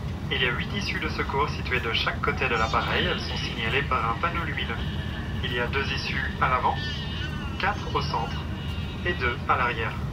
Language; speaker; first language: French; native; French